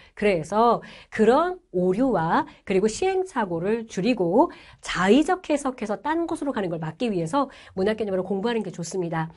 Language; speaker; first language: Korean; native; Korean